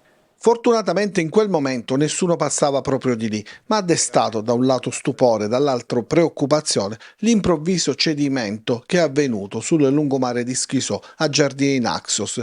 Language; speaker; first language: Italian; native; Italian